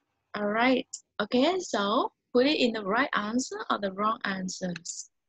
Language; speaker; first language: English; non-native, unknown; Vietnamese